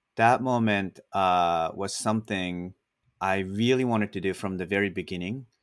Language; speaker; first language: English; non-native, fluent; Japanese